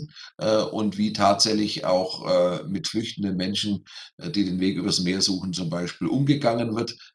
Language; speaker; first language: German; native; German